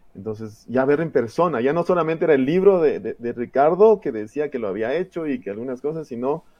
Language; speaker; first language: Spanish; native; Spanish